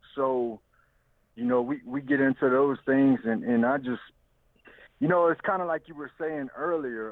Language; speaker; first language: English; native; English